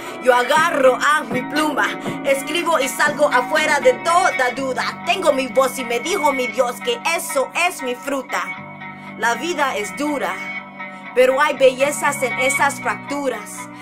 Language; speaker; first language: Spanish; early bilingual, heritage; Spanish